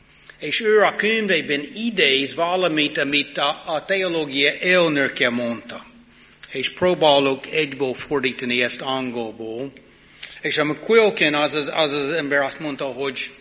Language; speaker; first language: Hungarian; non-native, learner; English